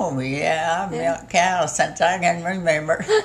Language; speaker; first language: English; native; English